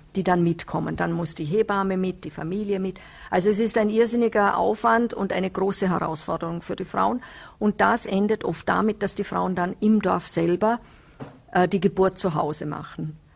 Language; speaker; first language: German; native; German